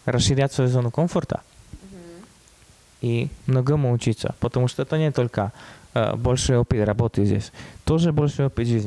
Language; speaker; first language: Russian; non-native, fluent; Slovak